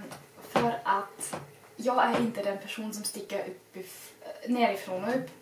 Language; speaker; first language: Swedish; non-native, fluent; German